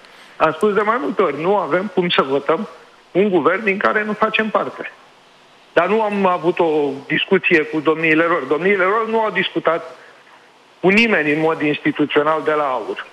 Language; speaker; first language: Romanian; native; Romanian